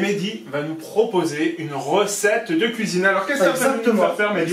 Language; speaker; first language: French; native; French